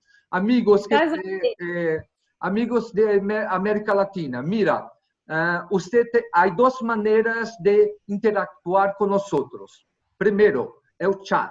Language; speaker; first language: Spanish; non-native, fluent; Portuguese